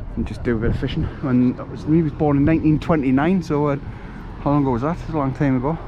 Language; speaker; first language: English; native; English